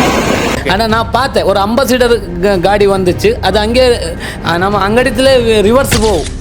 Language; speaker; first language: Tamil; non-native, learner; Kannada